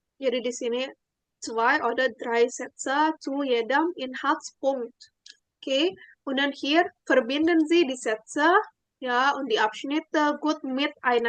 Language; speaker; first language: German; non-native, fluent; Indonesian